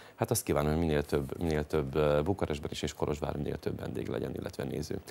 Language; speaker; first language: Hungarian; native; Hungarian